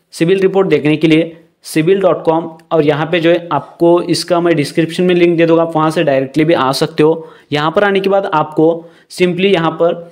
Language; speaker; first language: Hindi; non-native, local second language; Marathi